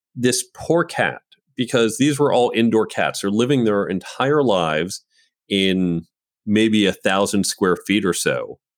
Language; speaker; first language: English; native; English